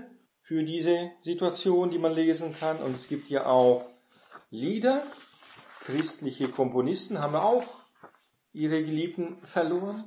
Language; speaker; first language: German; non-native, fluent; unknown